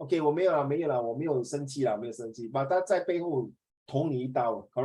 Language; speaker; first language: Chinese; native; Chinese